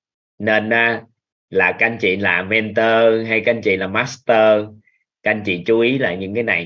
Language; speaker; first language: Vietnamese; native; Vietnamese